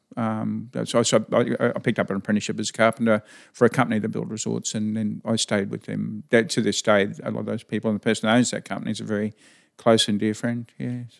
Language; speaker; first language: English; native; English